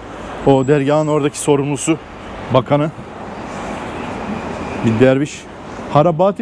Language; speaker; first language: Turkish; native; Turkish